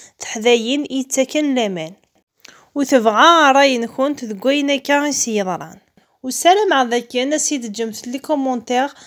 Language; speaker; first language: Arabic; non-native, local second language; Kabyle